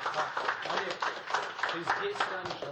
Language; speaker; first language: Russian; native; Russian